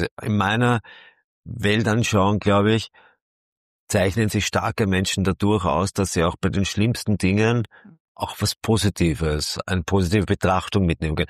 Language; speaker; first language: German; native; German